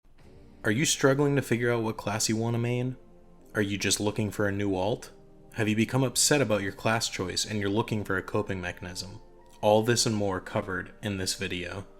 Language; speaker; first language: English; native; English